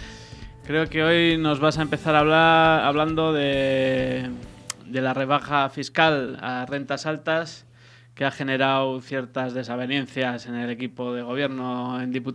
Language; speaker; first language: Spanish; native; Spanish